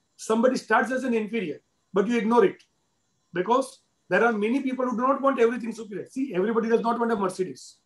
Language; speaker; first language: English; non-native, local second language; Gujarati